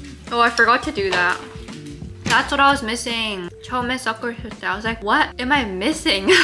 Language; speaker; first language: English; early bilingual, other home language; Korean